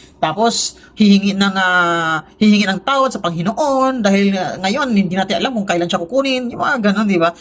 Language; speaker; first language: Filipino; non-native, local second language; Cebuano